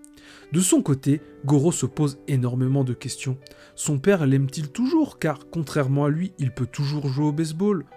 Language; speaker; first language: French; native; French